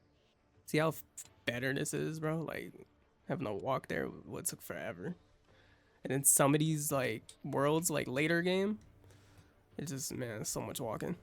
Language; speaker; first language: English; native; English